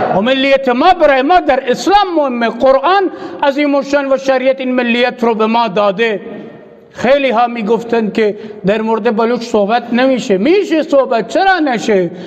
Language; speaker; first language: Persian; non-native, local second language; Baluchi